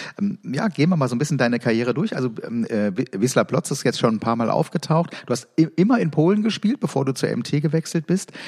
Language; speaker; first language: German; native; German